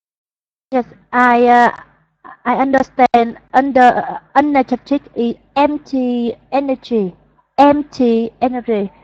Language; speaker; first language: English; non-native, learner; Vietnamese